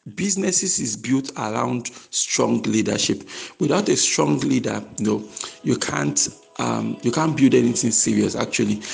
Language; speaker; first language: English; non-native, local second language; Yoruba